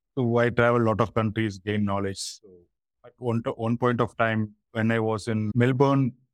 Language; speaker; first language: English; non-native, local second language; Tamil